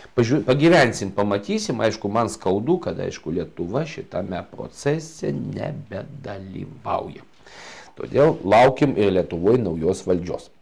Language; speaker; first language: Lithuanian; native; Lithuanian